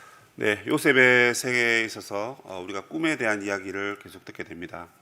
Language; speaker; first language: Korean; native; Korean